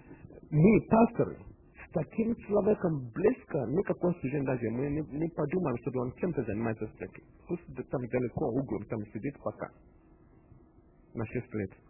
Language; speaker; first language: Russian; non-native, fluent; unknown